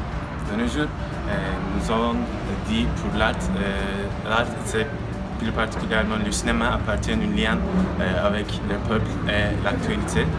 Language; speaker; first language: French; non-native, learner; Turkish